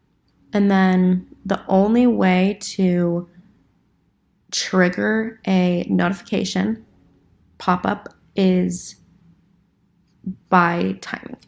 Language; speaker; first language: English; native; English